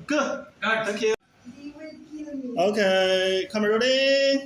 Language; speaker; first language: English; non-native, learner; Bangla